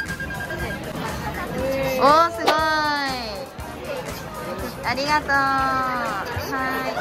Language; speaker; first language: Japanese; native; Japanese